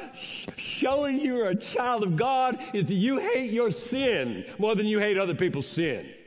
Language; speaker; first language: English; native; English